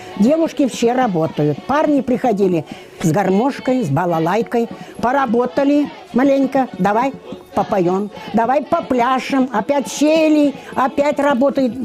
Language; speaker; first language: Russian; non-native, local second language; Chuvash